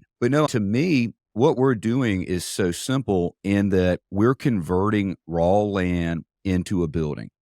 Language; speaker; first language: English; native; English